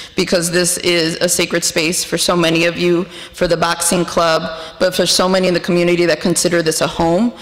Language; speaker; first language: English; early bilingual, other home language; Spanish